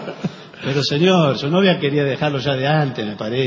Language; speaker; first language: Spanish; native; Spanish